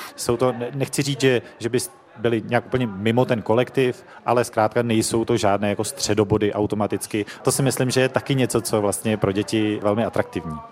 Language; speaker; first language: Czech; native; Czech